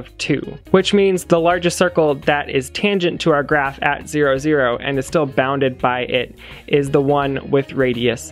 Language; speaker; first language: English; native; English